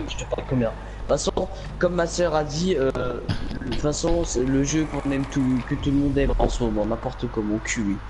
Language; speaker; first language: French; native; French